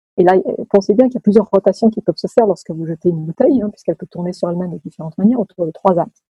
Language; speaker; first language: French; native; French